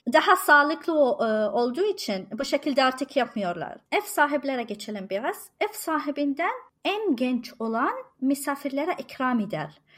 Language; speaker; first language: Turkish; non-native, fluent; Arabic